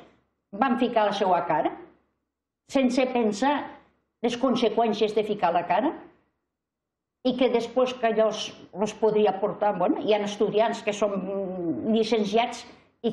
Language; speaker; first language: Catalan; native; Catalan